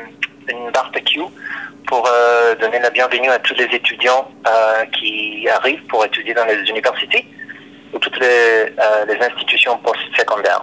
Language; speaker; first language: French; non-native, fluent; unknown